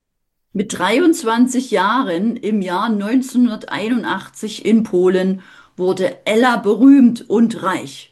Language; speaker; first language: German; native; German